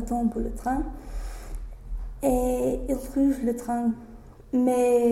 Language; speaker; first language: French; non-native, learner; English